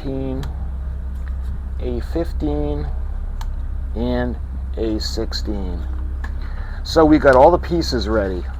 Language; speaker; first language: English; native; English